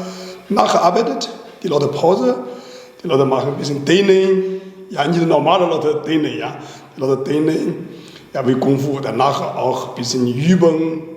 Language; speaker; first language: German; non-native, learner; Chinese